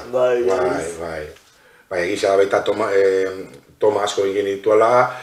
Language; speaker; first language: Basque; native; Basque